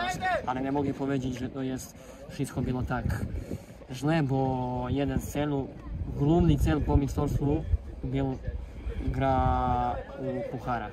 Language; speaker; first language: Polish; non-native, fluent; Serbian